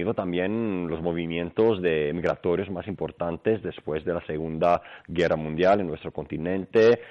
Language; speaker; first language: Spanish; non-native, fluent; Greek